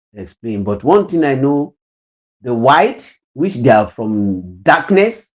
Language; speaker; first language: English; non-native, local second language; Yoruba